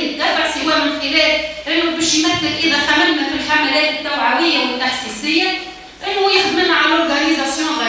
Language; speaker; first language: Arabic; native; Arabic